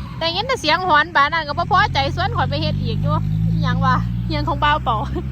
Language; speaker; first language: Thai; non-native, local second language; Northeastern Thai